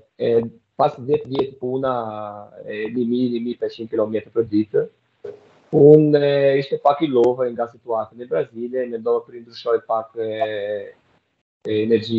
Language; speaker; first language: Albanian; non-native, learner; Portuguese